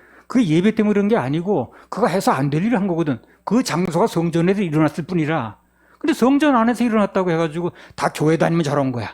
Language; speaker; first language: Korean; native; Korean